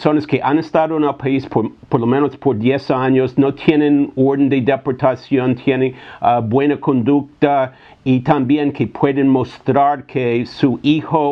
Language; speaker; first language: Spanish; non-native, fluent; English